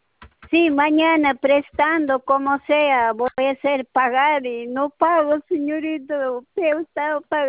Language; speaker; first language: Spanish; non-native, local second language; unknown